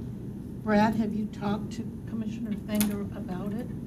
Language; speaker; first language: English; native; English